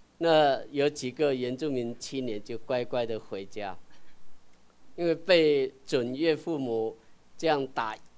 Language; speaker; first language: Chinese; native; Chinese